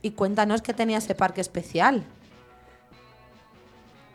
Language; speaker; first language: Spanish; native; Spanish